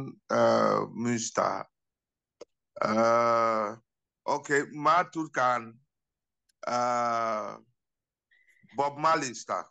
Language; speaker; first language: Finnish; non-native, learner; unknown